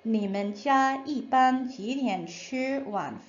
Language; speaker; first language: Chinese; non-native, fluent; English